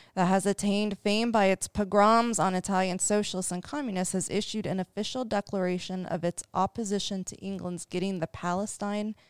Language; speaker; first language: English; native; English